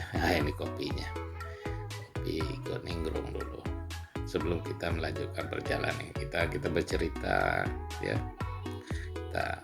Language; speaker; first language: Indonesian; non-native, local second language; Minangkabau